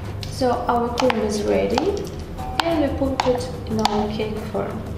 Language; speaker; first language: English; non-native, learner; Russian